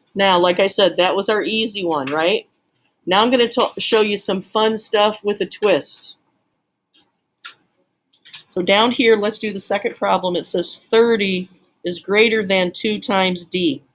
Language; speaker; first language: English; native; English